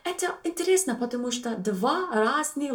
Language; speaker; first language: Russian; non-native, learner; English